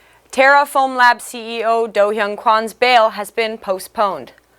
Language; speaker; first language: English; early bilingual, other home language; Korean